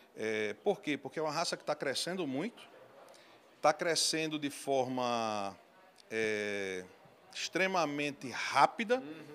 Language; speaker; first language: Portuguese; native; Portuguese